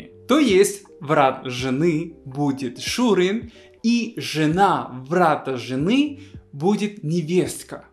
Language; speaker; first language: Russian; non-native, fluent; Spanish